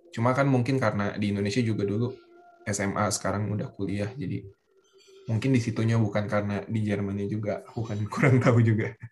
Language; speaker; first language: Indonesian; native; Indonesian